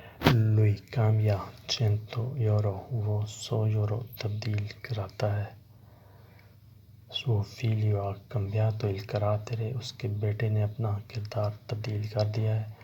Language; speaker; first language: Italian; non-native, learner; Urdu